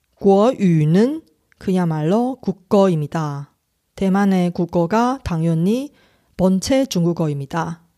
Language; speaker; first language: Korean; non-native, fluent; Chinese